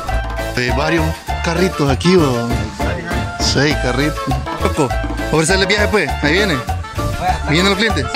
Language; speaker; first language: Spanish; native; Spanish